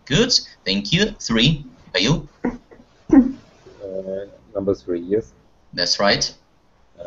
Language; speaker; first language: English; non-native, fluent; Russian